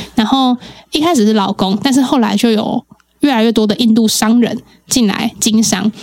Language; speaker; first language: Chinese; native; Chinese